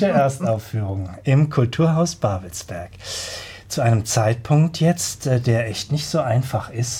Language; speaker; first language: German; native; German